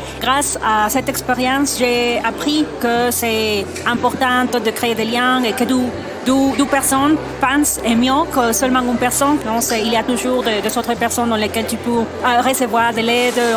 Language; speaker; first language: French; non-native, fluent; Spanish